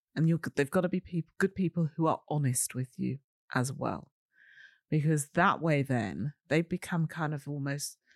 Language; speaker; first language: English; native; English